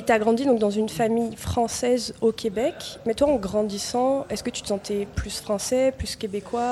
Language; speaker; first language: French; native; French